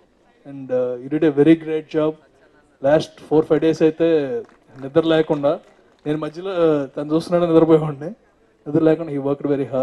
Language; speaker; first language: Telugu; native; Telugu